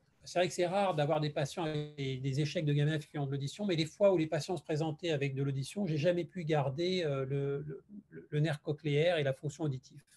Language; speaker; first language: French; native; French